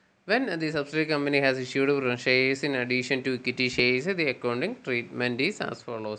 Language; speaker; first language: English; non-native, local second language; Malayalam